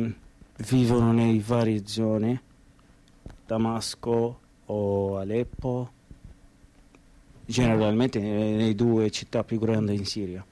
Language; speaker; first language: Italian; non-native, learner; Arabic